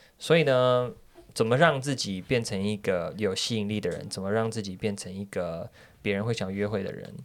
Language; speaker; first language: Chinese; native; Chinese